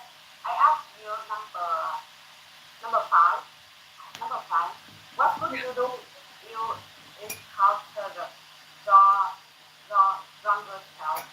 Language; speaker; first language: English; non-native, learner; Thai